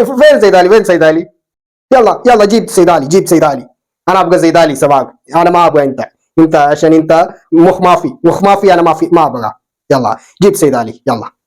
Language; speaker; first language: Arabic; non-native, learner; Malayalam